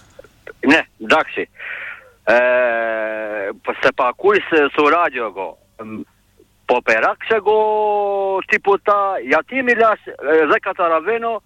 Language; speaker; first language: Greek; non-native, learner; Albanian